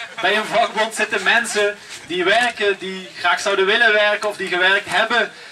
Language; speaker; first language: Dutch; native; Dutch